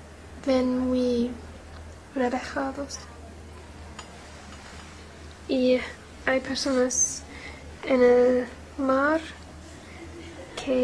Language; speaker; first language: Spanish; non-native, learner; English